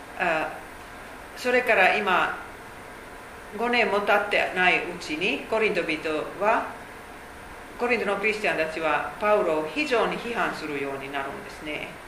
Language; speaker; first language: Japanese; non-native, fluent; Finnish